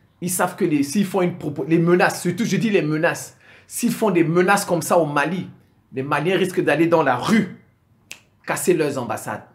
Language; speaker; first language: French; non-native, local second language; Sango